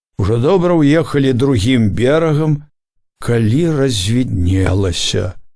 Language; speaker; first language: Belarusian; native; Belarusian